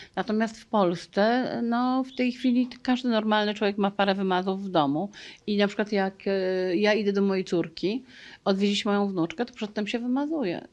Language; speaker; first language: Polish; native; Polish